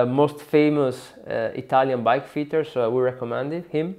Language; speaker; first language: English; non-native, learner; Italian